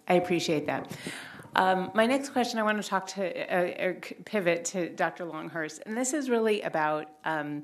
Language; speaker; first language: English; native; English